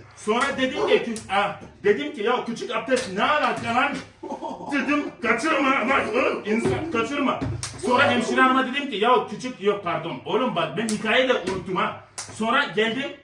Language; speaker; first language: Turkish; non-native, fluent; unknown